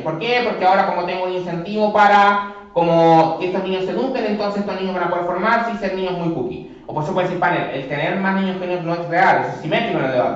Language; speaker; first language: Spanish; native; Spanish